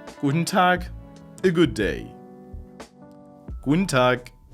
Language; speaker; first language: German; non-native, fluent; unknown